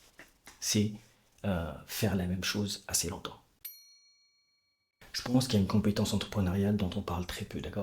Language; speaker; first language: French; native; French